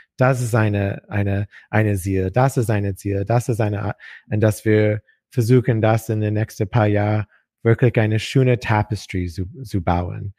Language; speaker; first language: German; non-native, learner; English